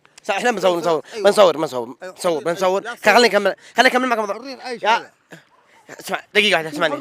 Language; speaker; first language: Arabic; native; Arabic